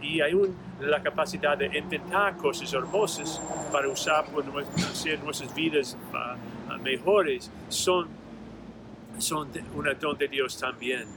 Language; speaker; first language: Spanish; non-native, fluent; English